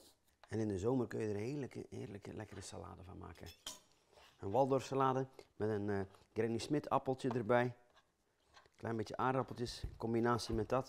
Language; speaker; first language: Dutch; native; Dutch